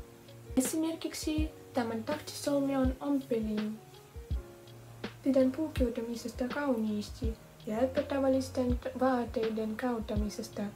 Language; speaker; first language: Finnish; non-native, learner; Russian